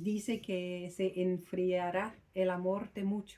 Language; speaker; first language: Spanish; non-native, fluent; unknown